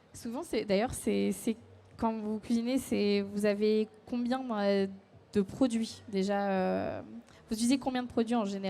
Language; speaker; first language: French; native; French